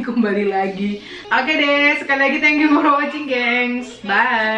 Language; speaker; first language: Indonesian; native; Indonesian